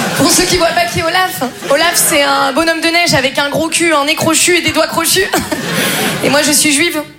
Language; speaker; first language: French; native; French